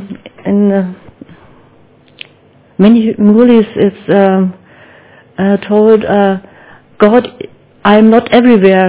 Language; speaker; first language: English; non-native, learner; German